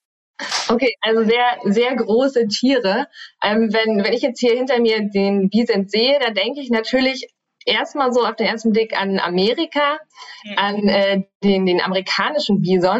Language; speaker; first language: German; native; German